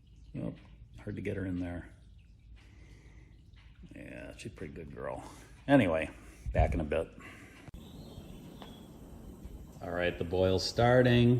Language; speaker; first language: English; native; English